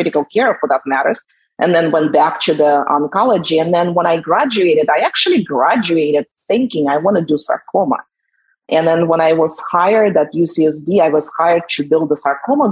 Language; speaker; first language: English; non-native, fluent; Russian